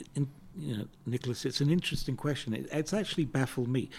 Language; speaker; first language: English; native; English